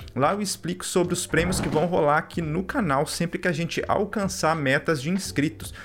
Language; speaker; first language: Portuguese; native; Portuguese